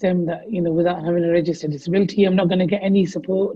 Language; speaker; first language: English; native; English